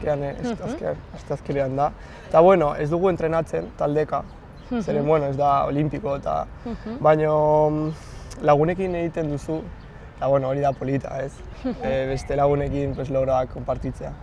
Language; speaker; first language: Basque; non-native, local second language; Spanish